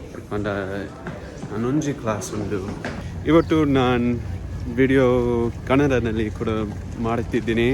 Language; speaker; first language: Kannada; non-native, learner; English